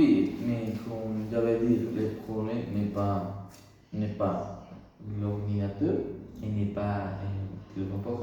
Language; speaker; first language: French; non-native, learner; Spanish